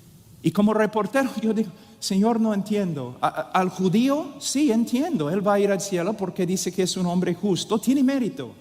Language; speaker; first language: Spanish; non-native, fluent; English